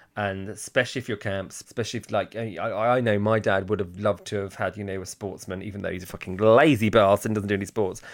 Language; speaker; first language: English; native; English